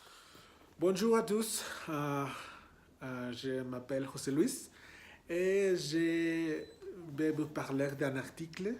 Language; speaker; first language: French; non-native, learner; Spanish